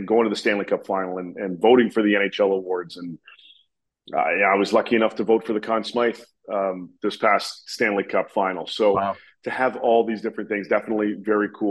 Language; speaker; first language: English; native; English